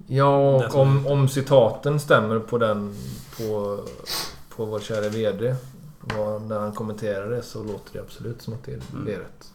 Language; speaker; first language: Swedish; native; Swedish